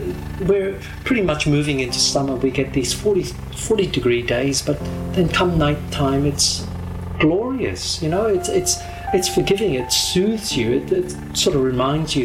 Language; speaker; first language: English; non-native, local second language; Cantonese